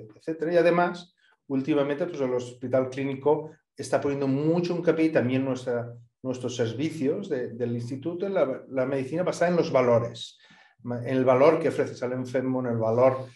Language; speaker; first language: Spanish; native; Spanish